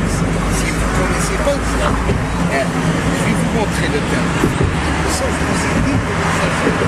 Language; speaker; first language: French; non-native, local second language; Arabic